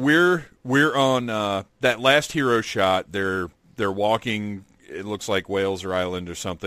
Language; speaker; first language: English; native; English